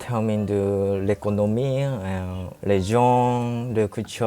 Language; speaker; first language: French; non-native, learner; Japanese